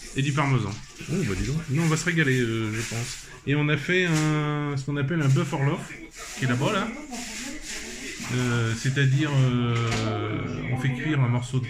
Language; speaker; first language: French; native; French